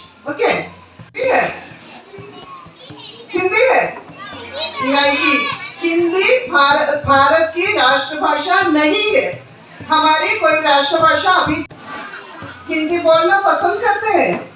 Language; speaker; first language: Hindi; non-native, local second language; Malayalam